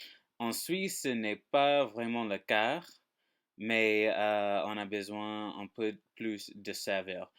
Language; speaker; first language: French; non-native, learner; English